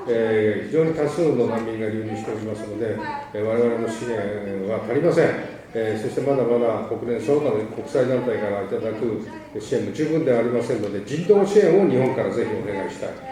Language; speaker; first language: Japanese; native; Japanese